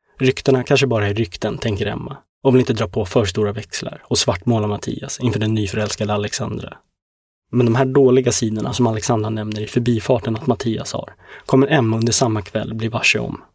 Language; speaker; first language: Swedish; native; Swedish